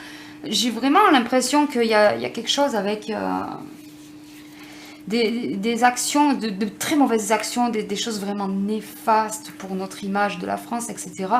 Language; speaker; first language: French; native; French